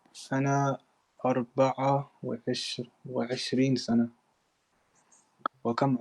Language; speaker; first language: Arabic; non-native, learner; English